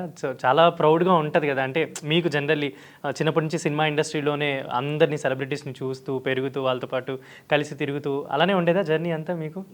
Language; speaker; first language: Telugu; native; Telugu